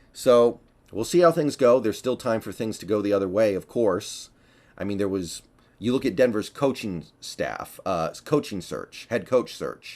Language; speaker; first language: English; native; English